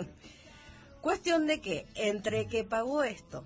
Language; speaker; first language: Spanish; native; Spanish